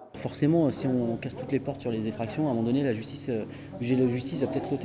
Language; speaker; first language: French; native; French